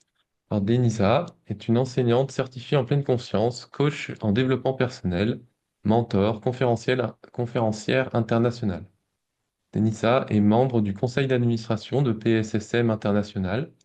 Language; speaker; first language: French; native; French